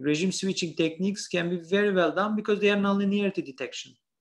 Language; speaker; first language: English; non-native, fluent; Turkish